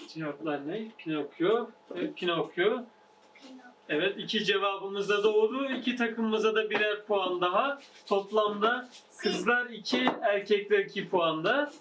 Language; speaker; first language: Turkish; native; Turkish